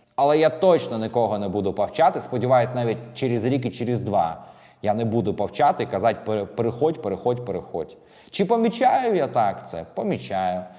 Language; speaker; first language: Ukrainian; non-native, local second language; Russian